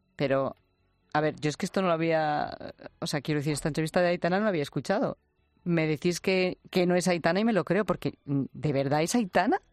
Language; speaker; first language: Spanish; native; Spanish